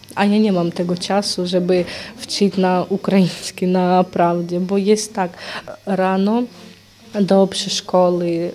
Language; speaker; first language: Polish; non-native, learner; Ukrainian